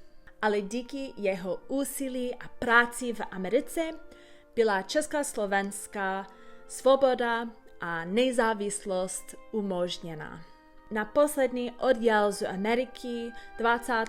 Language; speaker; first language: Czech; non-native, learner; English